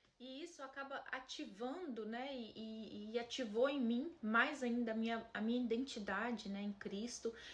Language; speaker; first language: Portuguese; native; Portuguese